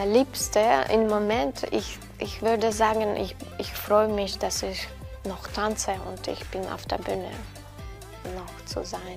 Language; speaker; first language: German; non-native, learner; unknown